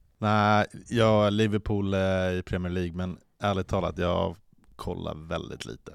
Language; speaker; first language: Swedish; native; Swedish